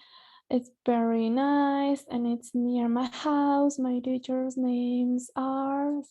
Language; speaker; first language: English; non-native, fluent; Spanish